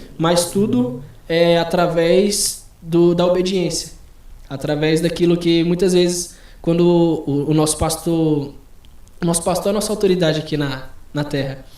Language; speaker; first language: Portuguese; native; Portuguese